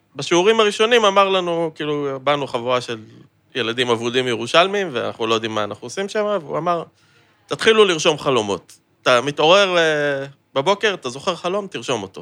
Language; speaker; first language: Hebrew; native; Hebrew